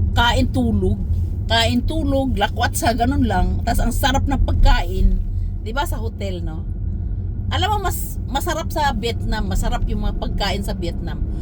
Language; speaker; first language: Filipino; native; Filipino